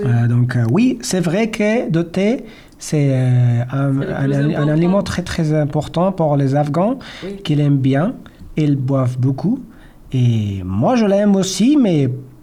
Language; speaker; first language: French; non-native, learner; Persian